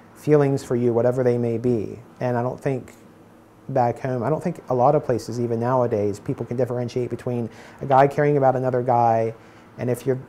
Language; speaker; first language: English; native; English